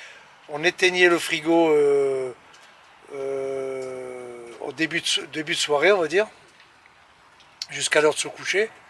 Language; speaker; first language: French; native; French